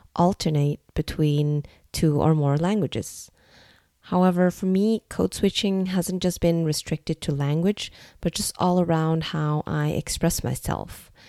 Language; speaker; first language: English; non-native, fluent; Norwegian